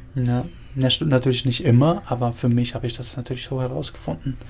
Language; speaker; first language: German; early bilingual, other home language; Spanish